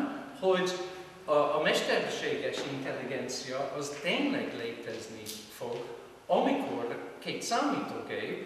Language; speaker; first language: Hungarian; non-native, fluent; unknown